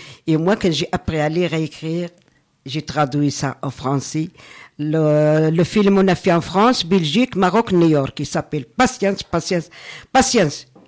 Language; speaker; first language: French; non-native, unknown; Arabic